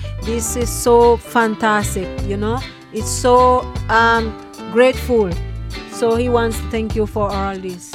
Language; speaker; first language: English; non-native, fluent; Portuguese